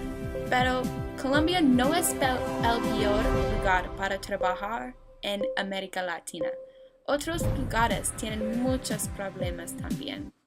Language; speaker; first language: Spanish; non-native, learner; English